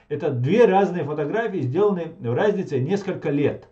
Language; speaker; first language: Russian; non-native, local second language; Chechen